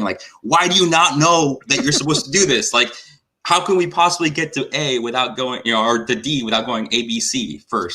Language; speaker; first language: English; native; English